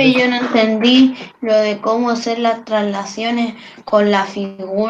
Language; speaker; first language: Spanish; native; Spanish